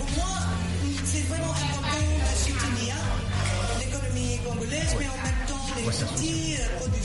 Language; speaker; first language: French; non-native, fluent; English